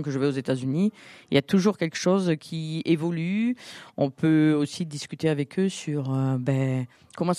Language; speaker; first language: French; native; French